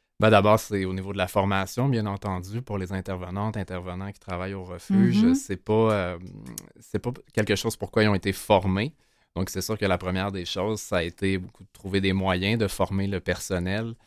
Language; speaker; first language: French; native; French